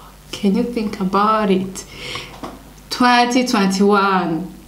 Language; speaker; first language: English; non-native, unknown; Rundi